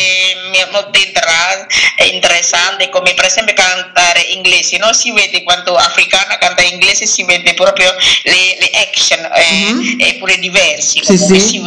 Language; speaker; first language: Italian; non-native, learner; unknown